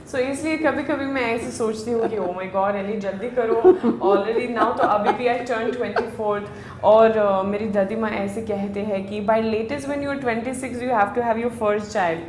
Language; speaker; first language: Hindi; non-native, learner; Swedish